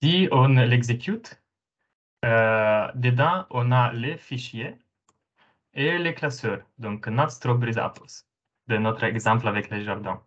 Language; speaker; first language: French; non-native, fluent; Romanian